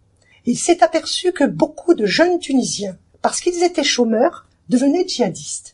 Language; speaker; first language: French; native; French